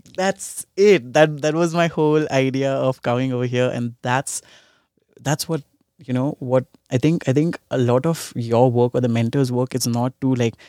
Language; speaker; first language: English; non-native, local second language; Hindi